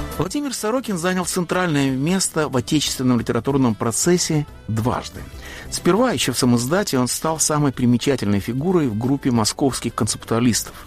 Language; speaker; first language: Russian; native; Russian